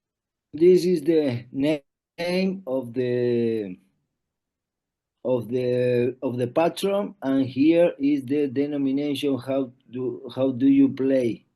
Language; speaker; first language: English; non-native, learner; Spanish